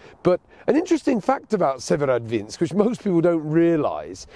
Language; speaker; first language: English; native; English